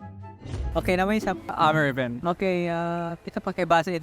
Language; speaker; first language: Indonesian; non-native, fluent; Filipino